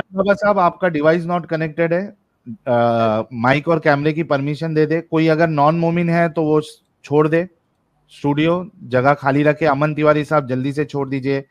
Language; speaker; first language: Hindi; native; Hindi